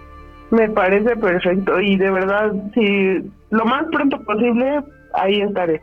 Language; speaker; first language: Spanish; native; Spanish